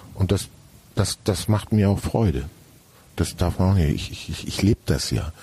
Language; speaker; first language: German; native; German